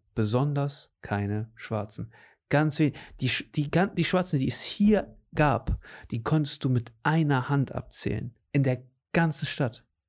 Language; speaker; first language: German; native; German